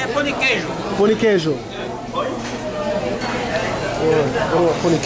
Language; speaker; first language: Portuguese; non-native, learner; English